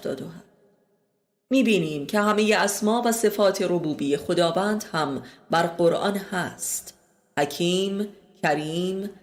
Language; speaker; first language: Persian; native; Persian